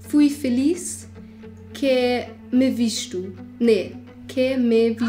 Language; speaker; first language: Portuguese; non-native, learner; German